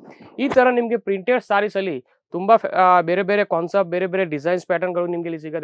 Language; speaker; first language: Kannada; non-native, local second language; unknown